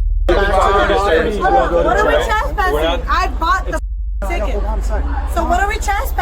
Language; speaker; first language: English; native; English